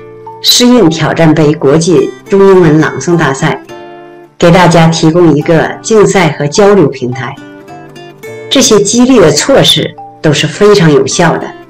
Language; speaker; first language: Chinese; native; Chinese